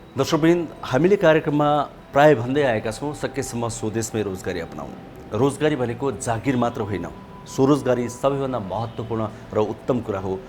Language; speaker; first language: Nepali; native; Nepali